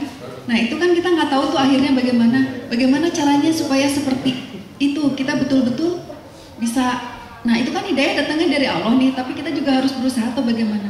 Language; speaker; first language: Indonesian; native; Indonesian